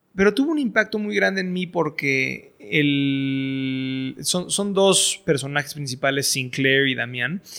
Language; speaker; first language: Spanish; native; Spanish